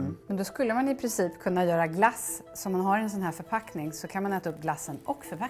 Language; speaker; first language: Swedish; native; Swedish